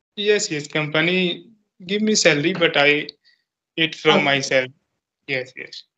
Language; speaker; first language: English; non-native, local second language; Hindi